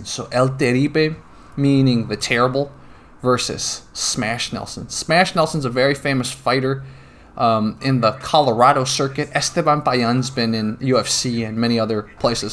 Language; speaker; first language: English; native; English